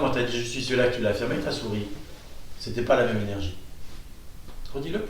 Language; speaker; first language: French; native; French